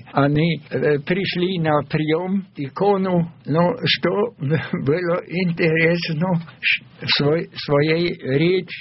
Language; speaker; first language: Russian; non-native, fluent; German